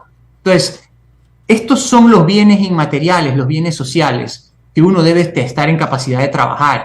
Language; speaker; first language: Spanish; native; Spanish